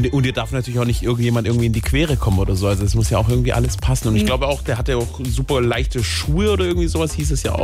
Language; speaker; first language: German; native; German